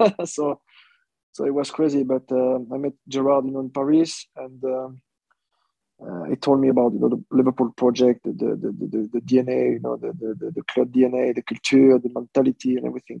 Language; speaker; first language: English; non-native, fluent; French